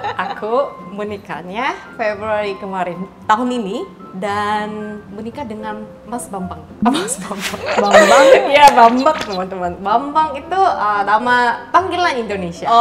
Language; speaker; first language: Indonesian; non-native, fluent; Korean